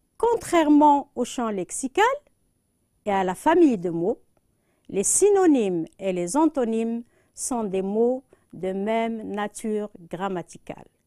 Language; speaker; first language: French; non-native, local second language; Arabic